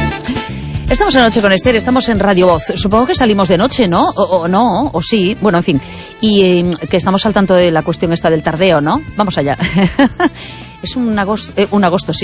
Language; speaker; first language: Spanish; native; Spanish